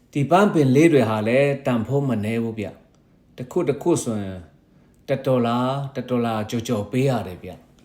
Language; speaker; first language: Burmese; non-native, local second language; Shan